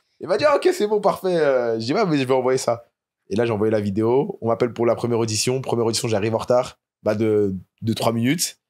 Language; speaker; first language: French; native; French